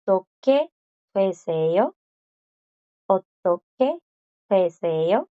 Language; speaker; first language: Korean; non-native, fluent; Spanish